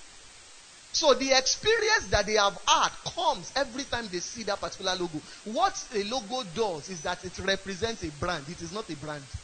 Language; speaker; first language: English; non-native, local second language; Yoruba